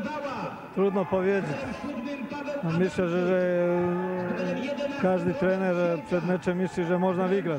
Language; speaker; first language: Polish; non-native, learner; Serbian